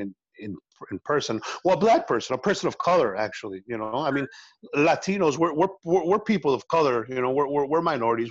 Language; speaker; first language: English; early bilingual, other home language; Spanish